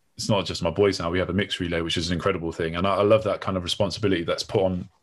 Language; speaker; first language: English; native; English